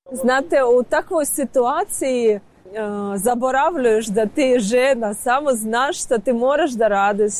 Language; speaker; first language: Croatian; non-native, learner; Ukrainian